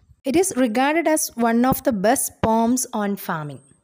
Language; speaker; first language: English; non-native, local second language; Malayalam